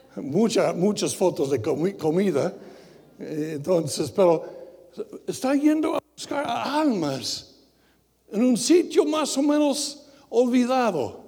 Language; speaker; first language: Spanish; non-native, fluent; English